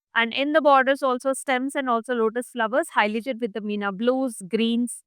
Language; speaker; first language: English; non-native, local second language; Telugu